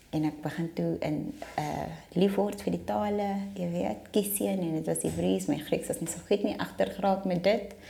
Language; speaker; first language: Afrikaans; non-native, local second language; South Ndebele